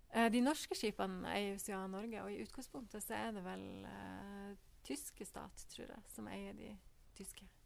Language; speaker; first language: Norwegian; native; Norwegian